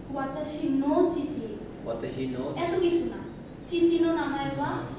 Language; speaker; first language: Japanese; non-native, fluent; Bangla